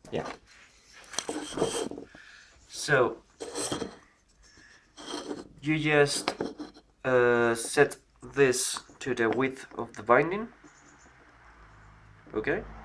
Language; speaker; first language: English; non-native, learner; Spanish